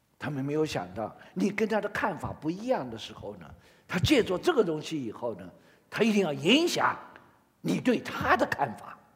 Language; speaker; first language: Chinese; native; Chinese